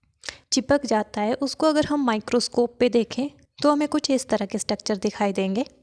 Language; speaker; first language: Hindi; native; Hindi